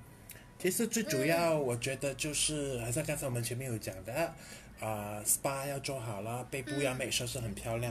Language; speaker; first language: Chinese; native; Chinese